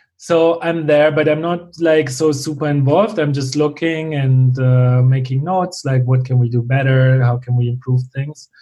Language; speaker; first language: English; non-native, fluent; German